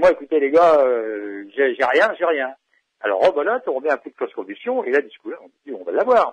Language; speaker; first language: French; native; French